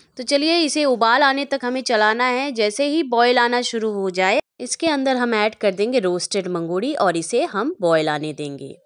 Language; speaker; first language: Hindi; native; Hindi